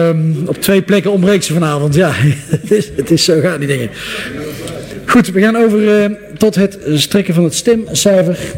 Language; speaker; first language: Dutch; native; Dutch